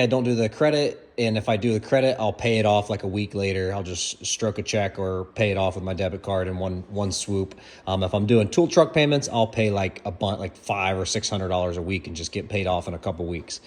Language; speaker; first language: English; native; English